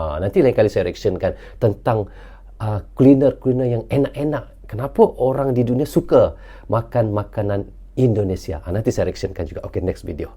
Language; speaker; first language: Malay; native; Malay